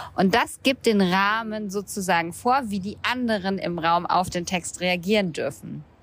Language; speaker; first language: German; native; German